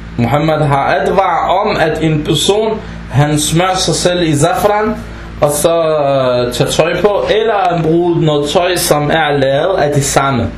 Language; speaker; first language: Danish; non-native, fluent; Arabic